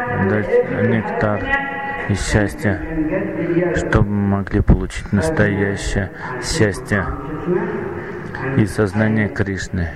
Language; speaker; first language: Russian; non-native, fluent; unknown